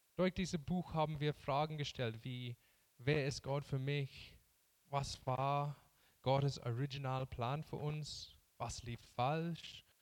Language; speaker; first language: German; non-native, fluent; English